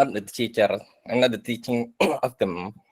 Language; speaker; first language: English; non-native, learner; Indonesian